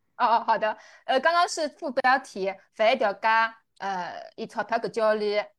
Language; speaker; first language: Chinese; native; Chinese